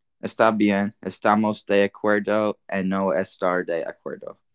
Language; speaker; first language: Spanish; non-native, learner; English